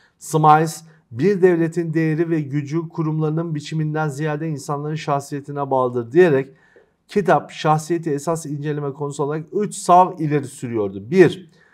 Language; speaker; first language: Turkish; native; Turkish